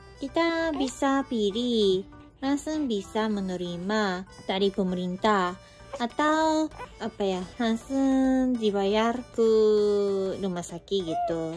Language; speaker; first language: Indonesian; non-native, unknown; Japanese